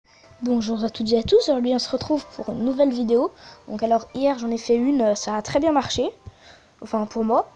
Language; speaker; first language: French; native; French